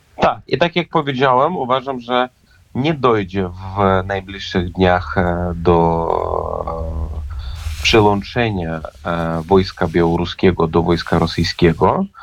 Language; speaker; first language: Polish; non-native, fluent; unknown